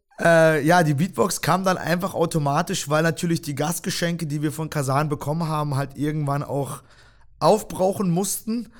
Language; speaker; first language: German; early bilingual, other home language; Russian